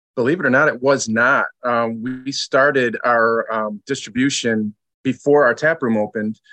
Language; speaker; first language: English; native; English